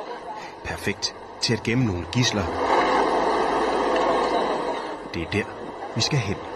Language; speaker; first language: Danish; native; Danish